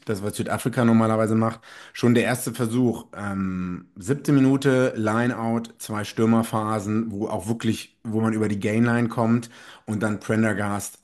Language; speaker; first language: German; native; German